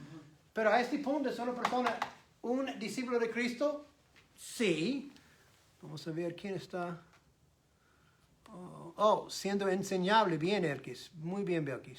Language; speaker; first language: Spanish; non-native, fluent; English